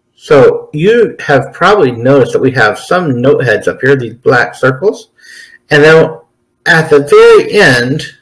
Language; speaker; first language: English; native; English